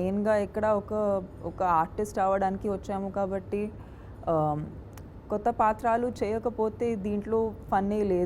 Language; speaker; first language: Telugu; non-native, fluent; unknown